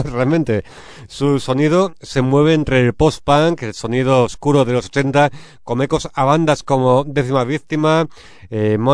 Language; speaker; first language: Spanish; native; Spanish